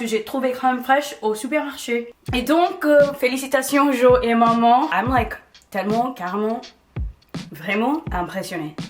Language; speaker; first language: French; non-native, fluent; English